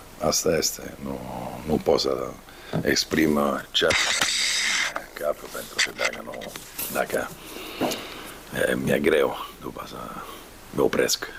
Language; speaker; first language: Romanian; non-native, fluent; Italian